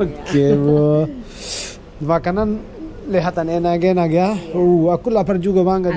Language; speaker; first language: Indonesian; non-native, learner; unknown